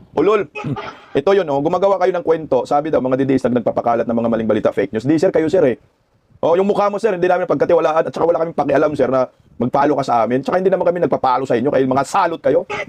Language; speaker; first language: Filipino; non-native, local second language; Cebuano